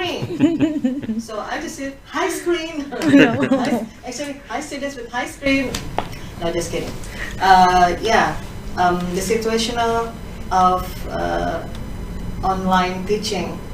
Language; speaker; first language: English; non-native, fluent; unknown